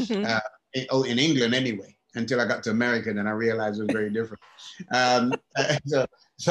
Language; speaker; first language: English; native; English